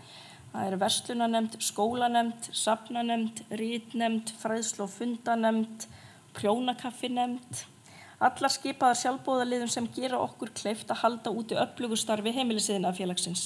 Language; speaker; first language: Icelandic; native; Icelandic